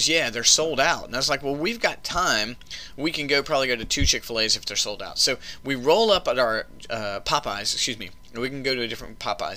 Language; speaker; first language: English; native; English